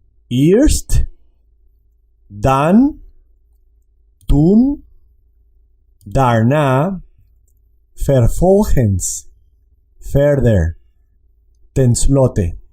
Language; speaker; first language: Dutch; non-native, learner; Spanish